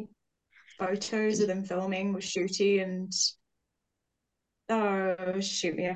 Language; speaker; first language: English; native; English